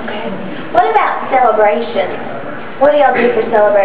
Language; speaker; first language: English; non-native, learner; Spanish